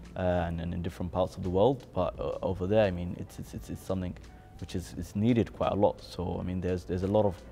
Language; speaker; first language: English; native; English